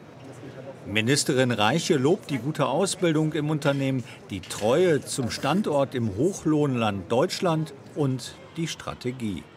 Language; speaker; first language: German; native; German